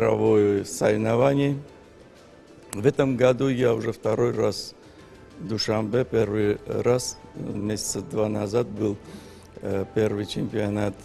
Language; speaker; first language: Russian; non-native, fluent; Armenian